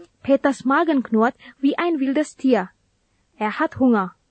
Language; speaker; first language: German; non-native, fluent; Indonesian